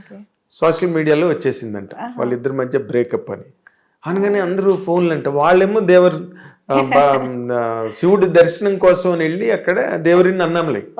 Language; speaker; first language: Telugu; native; Telugu